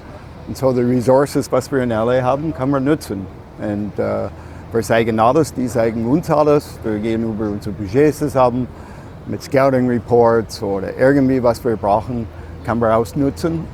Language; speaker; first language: German; non-native, fluent; English